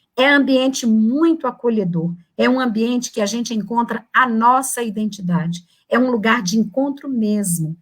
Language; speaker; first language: Portuguese; native; Portuguese